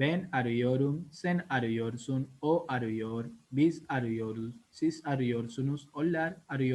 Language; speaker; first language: Turkish; non-native, learner; Spanish